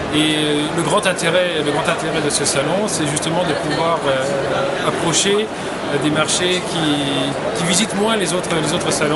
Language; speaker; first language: French; native; French